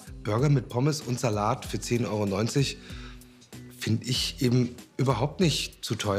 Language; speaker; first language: German; native; German